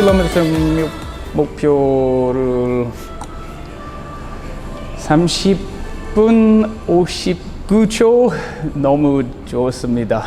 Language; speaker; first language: Korean; non-native, learner; English